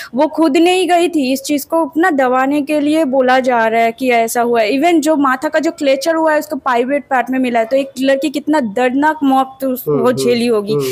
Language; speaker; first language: Hindi; non-native, local second language; Bangla